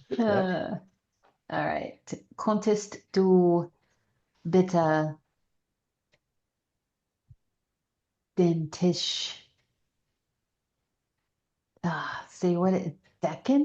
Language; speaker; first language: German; non-native, learner; English